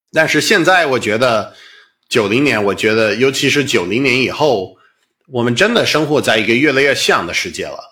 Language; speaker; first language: Chinese; non-native, fluent; English